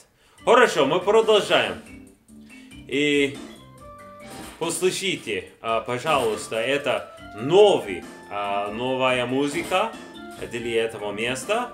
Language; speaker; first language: Russian; non-native, learner; English